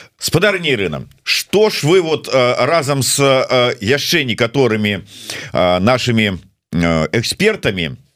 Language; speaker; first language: Belarusian; native; Belarusian